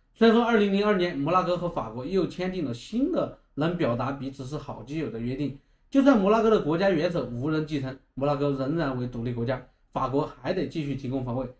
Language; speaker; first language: Chinese; native; Chinese